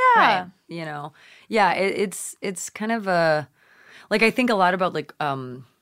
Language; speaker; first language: English; native; English